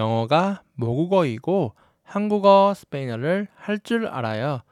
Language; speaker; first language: Korean; non-native, fluent; English